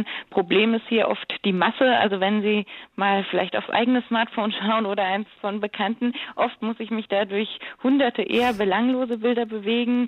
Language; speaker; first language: German; native; German